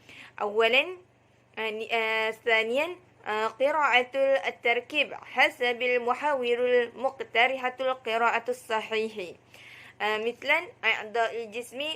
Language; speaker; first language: Arabic; non-native, learner; Malay